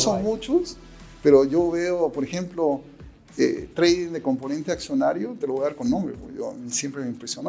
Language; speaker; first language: Spanish; native; Spanish